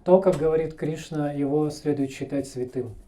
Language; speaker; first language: Russian; native; Russian